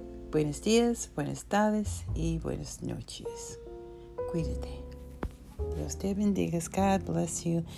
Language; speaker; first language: Spanish; non-native, learner; English